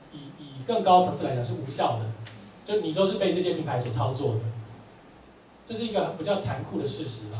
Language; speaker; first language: Chinese; native; Chinese